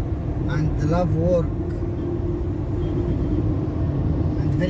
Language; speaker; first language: English; non-native, learner; Arabic